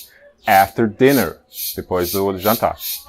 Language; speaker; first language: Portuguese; non-native, fluent; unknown